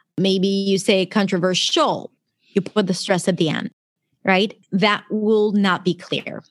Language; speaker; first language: English; non-native, fluent; Hebrew